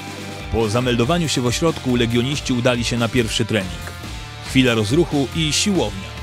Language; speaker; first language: Polish; native; Polish